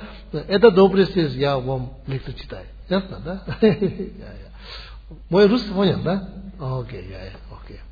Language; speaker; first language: Russian; non-native, learner; Tibetan